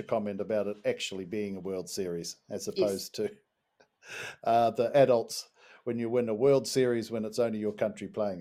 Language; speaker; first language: English; native; English